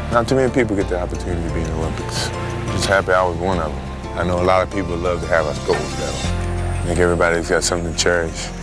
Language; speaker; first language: English; native; English